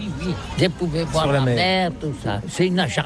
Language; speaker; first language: French; non-native, learner; Catalan